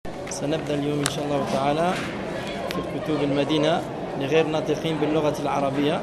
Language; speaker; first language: Arabic; non-native, learner; French